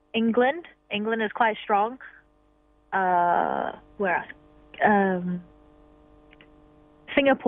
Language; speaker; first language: English; non-native, local second language; Cantonese